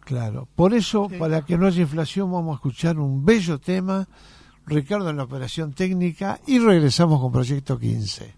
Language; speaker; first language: Spanish; native; Spanish